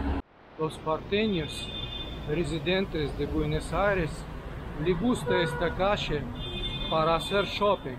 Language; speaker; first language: Spanish; non-native, fluent; Russian